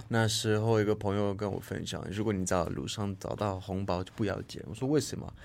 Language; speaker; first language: Chinese; non-native, fluent; French